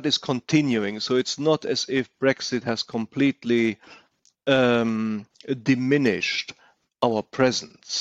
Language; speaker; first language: English; non-native, fluent; German